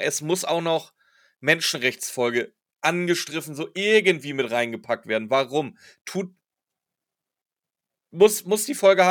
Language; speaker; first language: German; native; German